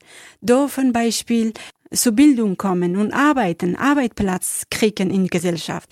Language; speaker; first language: German; non-native, learner; Persian